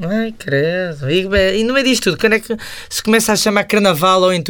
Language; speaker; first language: Portuguese; native; Portuguese